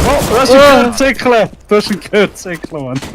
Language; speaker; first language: German; native; German